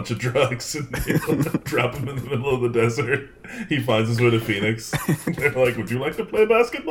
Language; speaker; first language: English; native; English